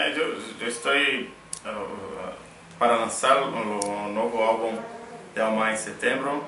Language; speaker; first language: Spanish; non-native, learner; Portuguese